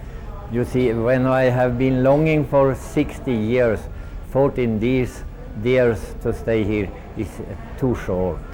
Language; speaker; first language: English; non-native, fluent; Swedish